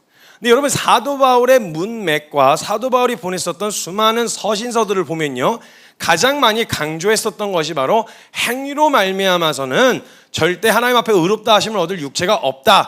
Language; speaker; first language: Korean; native; Korean